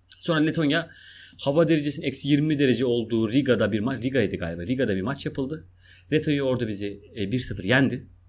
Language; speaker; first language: Turkish; non-native, local second language; Kurdish